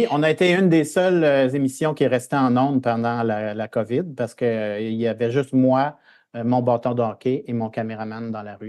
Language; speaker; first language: French; native; French